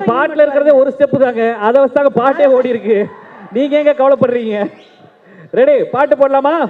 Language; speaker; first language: Tamil; native; Tamil